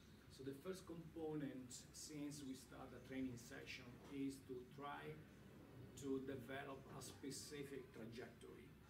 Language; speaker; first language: English; non-native, fluent; Italian